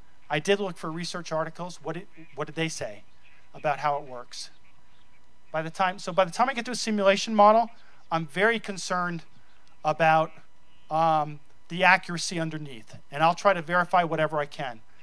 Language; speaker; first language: English; native; English